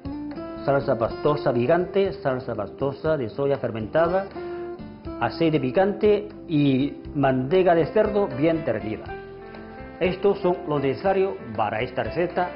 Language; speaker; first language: Spanish; non-native, fluent; Chinese